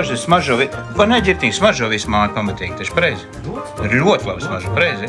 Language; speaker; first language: Latvian; native; Latvian